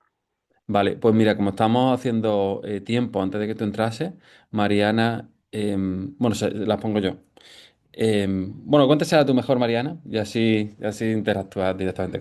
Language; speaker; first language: Spanish; native; Spanish